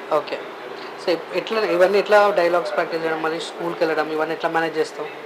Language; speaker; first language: Telugu; native; Telugu